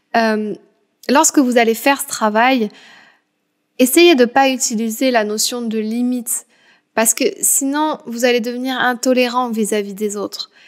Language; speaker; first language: French; native; French